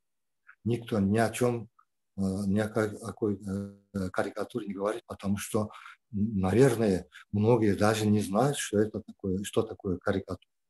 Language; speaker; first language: Russian; non-native, local second language; Kyrgyz